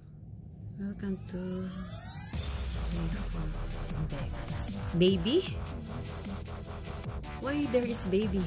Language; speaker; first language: English; non-native, local second language; Filipino